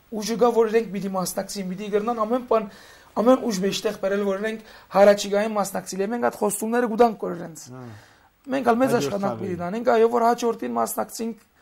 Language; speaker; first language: Armenian; early bilingual, heritage; Armenian